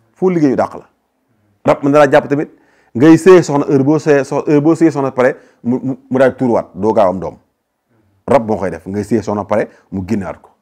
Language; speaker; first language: Wolof; native; Wolof